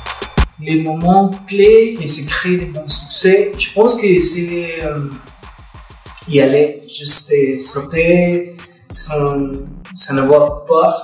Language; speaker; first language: French; non-native, learner; Spanish